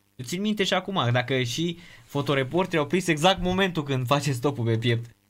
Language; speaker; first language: Romanian; native; Romanian